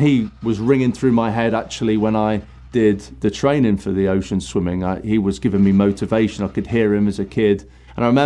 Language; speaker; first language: English; native; English